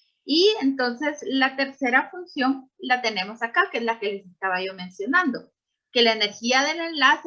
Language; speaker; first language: Spanish; native; Spanish